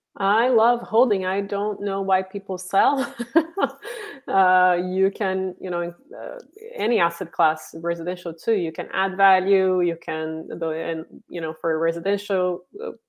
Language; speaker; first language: English; non-native, fluent; Portuguese